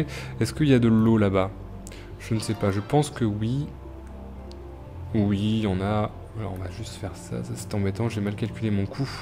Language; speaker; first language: French; native; French